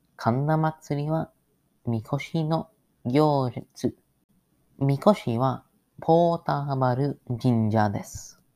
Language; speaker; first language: Japanese; non-native, learner; English